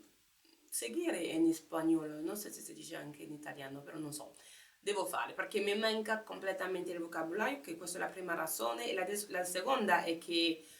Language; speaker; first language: Italian; non-native, learner; French